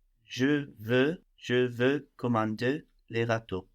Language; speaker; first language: French; non-native, learner; Spanish